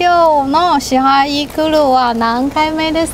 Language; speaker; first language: Japanese; non-native, fluent; Chinese